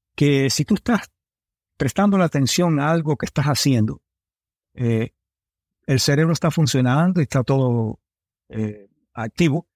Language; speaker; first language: Spanish; early bilingual, heritage; Spanish